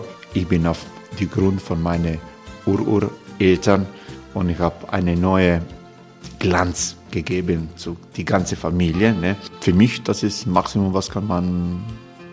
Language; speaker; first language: German; non-native, learner; Croatian